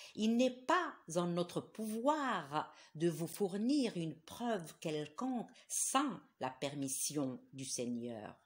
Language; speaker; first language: French; non-native, local second language; Arabic